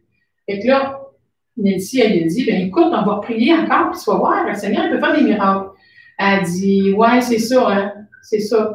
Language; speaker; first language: French; native; French